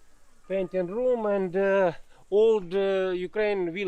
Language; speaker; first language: English; non-native, learner; Russian